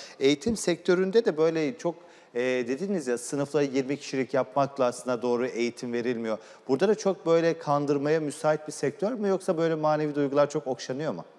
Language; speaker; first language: Turkish; native; Turkish